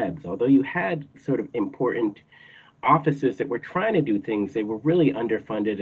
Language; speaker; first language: English; native; English